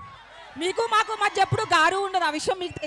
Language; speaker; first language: Telugu; native; Telugu